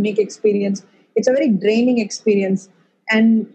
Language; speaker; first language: English; non-native, local second language; Tamil